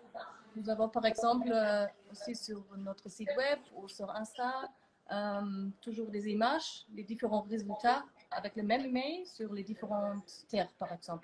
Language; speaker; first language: French; non-native, fluent; German